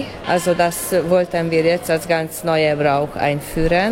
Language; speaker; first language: German; native; German